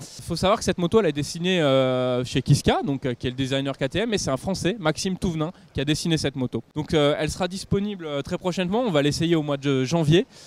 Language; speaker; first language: French; native; French